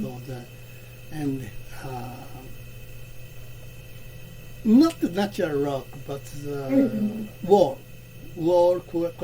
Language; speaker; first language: English; non-native, learner; Japanese